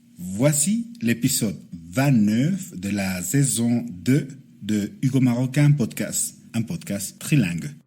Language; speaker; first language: French; non-native, fluent; Spanish